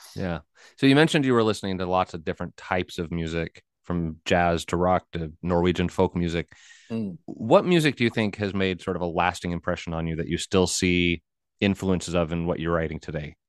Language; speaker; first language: English; native; English